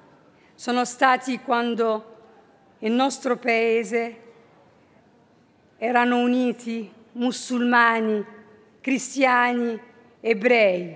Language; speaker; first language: Italian; non-native, fluent; Arabic